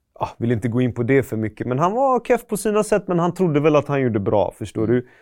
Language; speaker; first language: Swedish; early bilingual, other home language; Persian